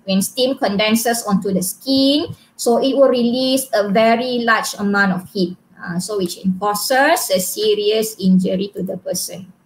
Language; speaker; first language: English; non-native, local second language; Malay